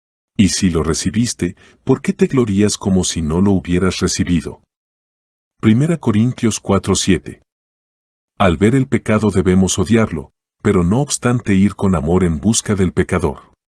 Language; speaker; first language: Spanish; native; Spanish